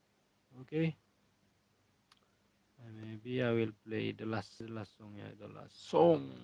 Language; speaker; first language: English; non-native, learner; Indonesian